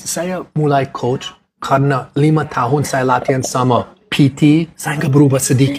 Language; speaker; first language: Indonesian; non-native, learner; English